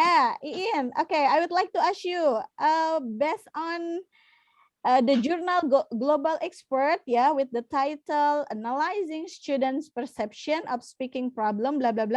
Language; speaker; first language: English; non-native, fluent; Indonesian